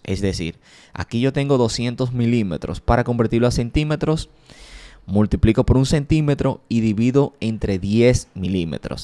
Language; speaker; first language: Spanish; native; Spanish